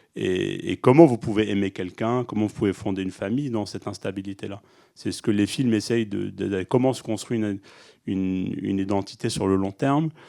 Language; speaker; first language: French; early bilingual, other home language; Arabic